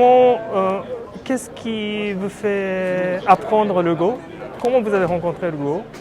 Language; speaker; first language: French; non-native, fluent; Japanese